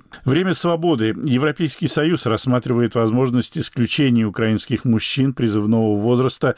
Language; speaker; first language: Russian; native; Russian